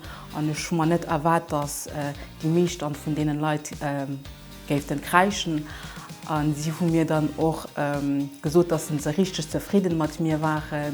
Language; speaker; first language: German; non-native, local second language; Luxembourgish